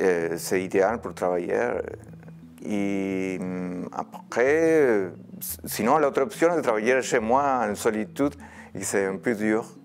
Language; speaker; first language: French; non-native, fluent; Spanish